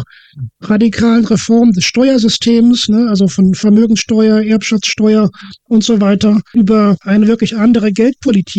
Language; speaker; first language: German; native; German